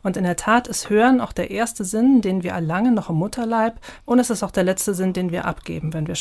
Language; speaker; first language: German; native; German